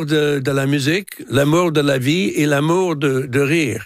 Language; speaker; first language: French; non-native, local second language; English